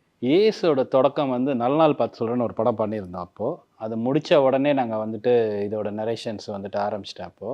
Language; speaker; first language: Tamil; native; Tamil